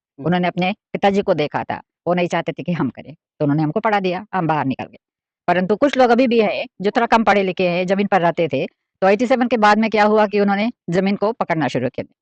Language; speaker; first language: Hindi; early bilingual, heritage; Hindi